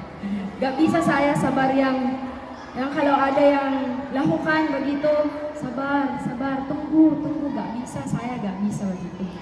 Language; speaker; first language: Indonesian; non-native, learner; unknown